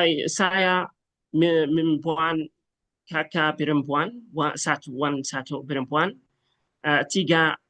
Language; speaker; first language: Indonesian; non-native, learner; Arabic